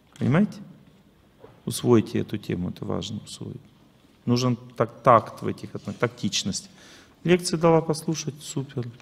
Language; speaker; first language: Russian; native; Russian